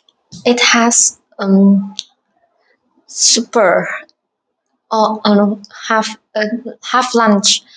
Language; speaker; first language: English; non-native, learner; Vietnamese